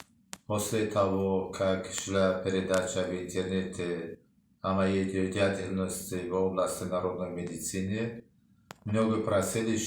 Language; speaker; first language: Russian; non-native, local second language; Uzbek